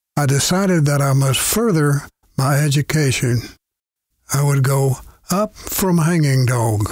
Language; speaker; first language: English; native; English